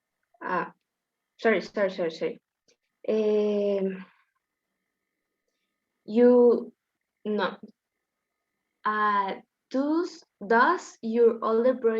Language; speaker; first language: English; non-native, learner; Spanish